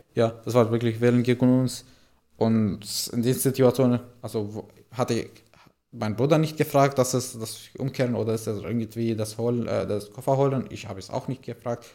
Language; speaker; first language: German; non-native, fluent; Arabic